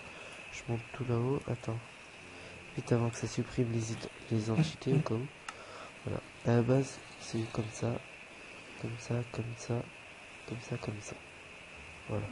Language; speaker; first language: French; native; French